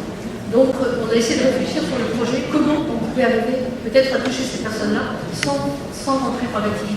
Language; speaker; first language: French; native; French